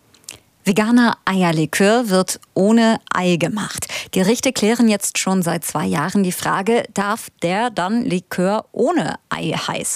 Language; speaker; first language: German; native; German